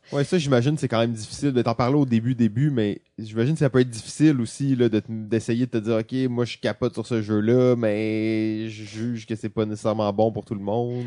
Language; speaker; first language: French; native; French